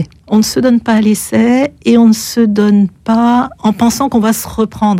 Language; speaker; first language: French; native; French